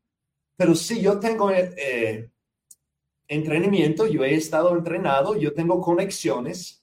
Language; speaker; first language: Spanish; non-native, fluent; English